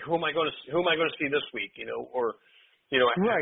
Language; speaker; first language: English; native; English